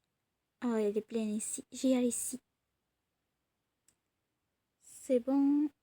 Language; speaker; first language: French; non-native, learner; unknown